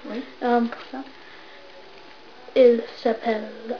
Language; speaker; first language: French; non-native, learner; English